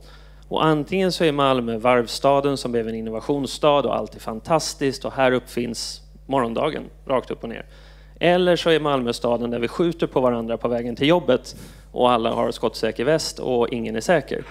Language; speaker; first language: Swedish; native; Swedish